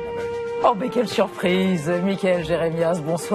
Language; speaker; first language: French; native; French